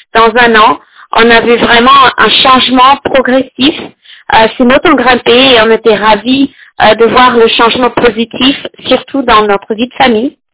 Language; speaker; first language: French; non-native, fluent; English